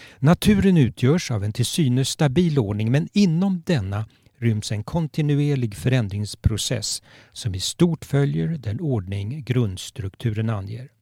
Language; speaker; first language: Swedish; native; Swedish